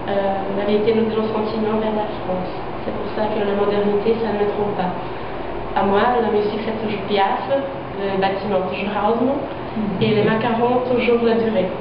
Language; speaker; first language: French; non-native, fluent; Portuguese